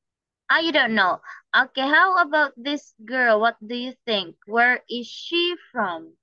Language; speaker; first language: English; non-native, fluent; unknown